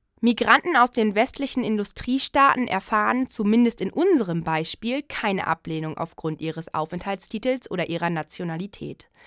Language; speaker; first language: German; native; German